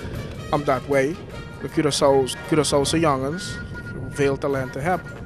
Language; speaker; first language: Dutch; non-native, local second language; Papiamento